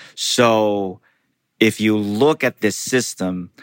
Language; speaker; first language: English; non-native, local second language; Filipino